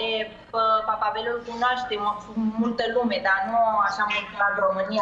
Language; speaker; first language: Romanian; early bilingual, heritage; Spanish